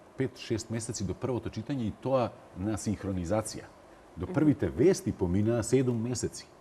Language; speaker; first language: Macedonian; native; Macedonian